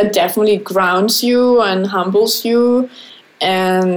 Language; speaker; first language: English; non-native, fluent; German